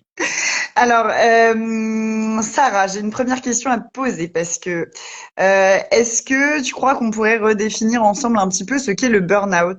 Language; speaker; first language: French; native; French